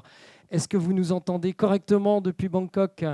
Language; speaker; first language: French; native; French